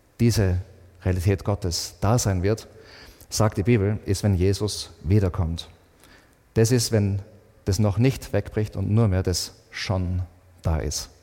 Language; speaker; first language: German; native; German